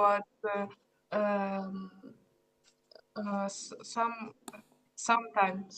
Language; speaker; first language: English; non-native, learner; Russian